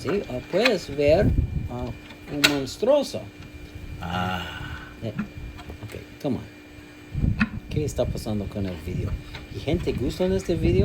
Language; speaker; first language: Spanish; non-native, learner; English